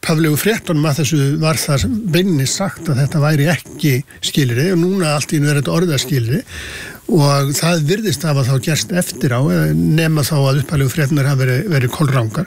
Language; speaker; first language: Icelandic; native; Icelandic